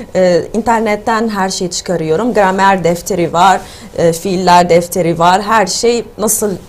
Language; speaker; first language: Turkish; non-native, fluent; Arabic